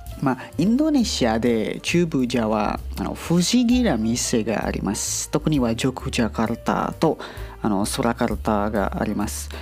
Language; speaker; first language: Japanese; non-native, learner; Indonesian